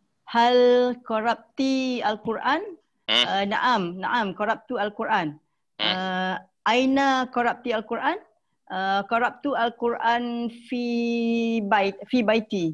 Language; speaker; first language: Arabic; non-native, learner; Malay